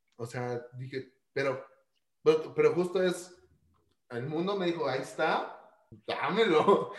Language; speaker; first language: Spanish; native; Spanish